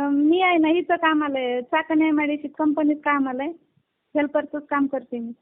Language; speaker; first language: Marathi; native; Marathi